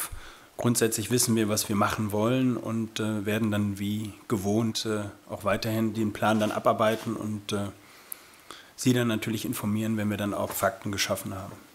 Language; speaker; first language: German; native; German